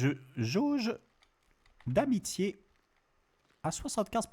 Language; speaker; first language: French; native; French